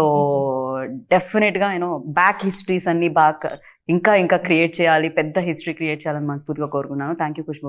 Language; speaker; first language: Telugu; native; Telugu